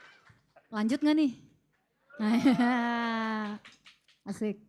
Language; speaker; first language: Indonesian; native; Indonesian